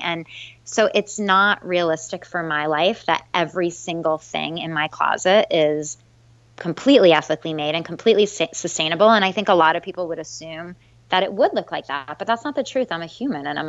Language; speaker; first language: English; native; English